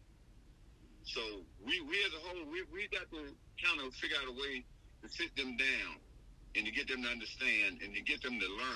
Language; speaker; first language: English; native; English